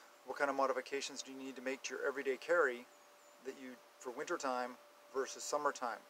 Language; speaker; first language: English; native; English